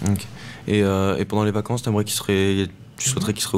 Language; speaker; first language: French; native; French